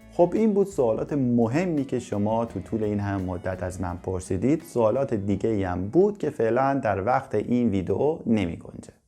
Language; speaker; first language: Persian; native; Persian